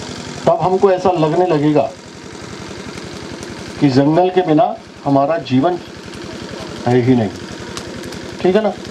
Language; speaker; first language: Hindi; native; Hindi